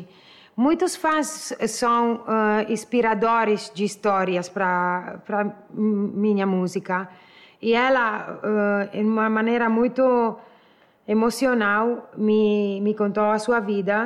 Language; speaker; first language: Portuguese; non-native, learner; Italian